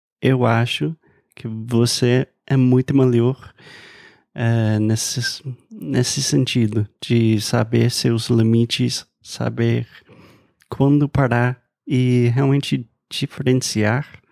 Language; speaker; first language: Portuguese; non-native, fluent; English